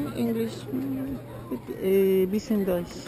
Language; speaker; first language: German; non-native, learner; Spanish